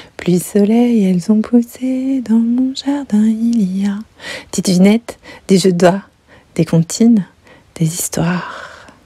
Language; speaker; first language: French; native; French